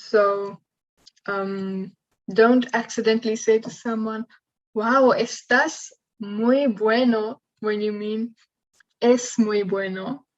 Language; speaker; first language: Spanish; non-native, learner; English